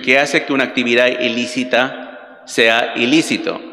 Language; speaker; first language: Spanish; early bilingual, heritage; Spanish